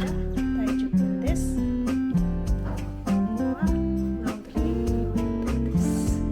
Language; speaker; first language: Japanese; non-native, fluent; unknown